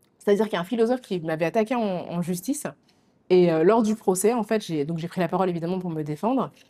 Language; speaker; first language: French; native; French